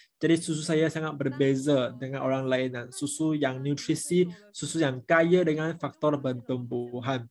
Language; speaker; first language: Malay; non-native, local second language; Chinese